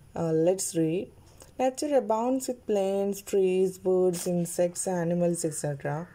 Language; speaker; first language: English; non-native, local second language; Malayalam